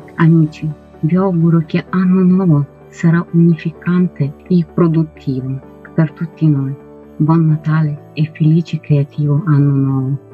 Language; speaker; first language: Italian; non-native, fluent; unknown